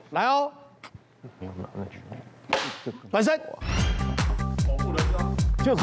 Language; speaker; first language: Chinese; native; Chinese